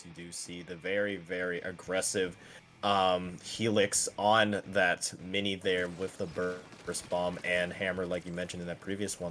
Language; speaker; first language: English; native; English